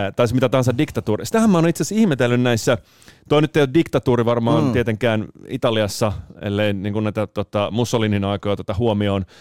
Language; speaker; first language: Finnish; early bilingual, heritage; Finnish